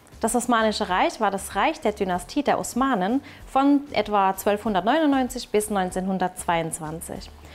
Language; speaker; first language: German; early bilingual, other home language; Turkish